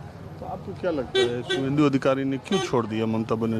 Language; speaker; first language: Hindi; native; Hindi